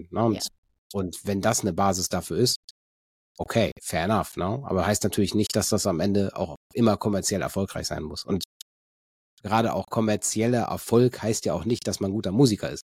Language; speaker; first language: German; native; German